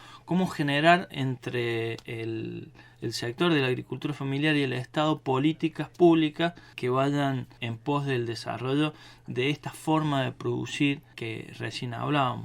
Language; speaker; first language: Spanish; native; Spanish